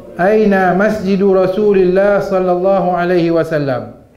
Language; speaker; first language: Arabic; non-native, fluent; Malay